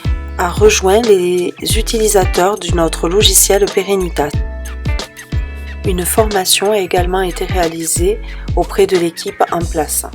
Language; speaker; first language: French; native; French